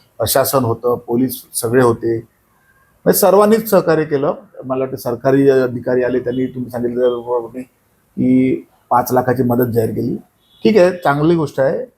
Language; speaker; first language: Marathi; native; Marathi